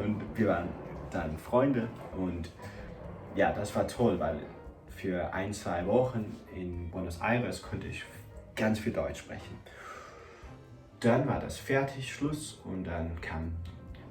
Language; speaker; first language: German; non-native, fluent; English